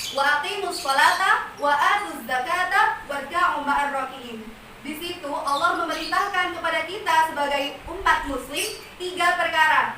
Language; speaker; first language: Indonesian; non-native, local second language; Madurese